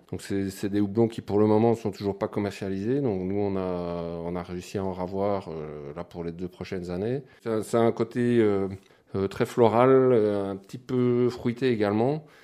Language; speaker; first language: French; native; French